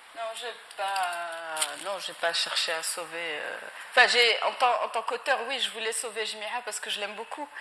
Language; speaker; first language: French; non-native, local second language; Arabic